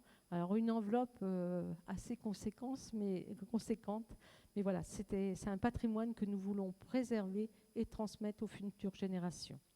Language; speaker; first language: French; native; French